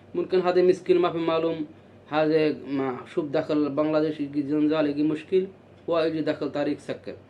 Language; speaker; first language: Arabic; non-native, learner; Bangla